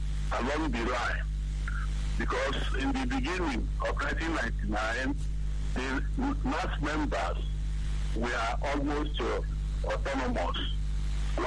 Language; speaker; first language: English; non-native, local second language; Igbo